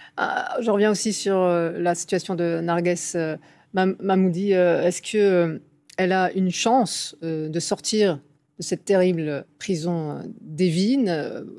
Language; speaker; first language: French; native; French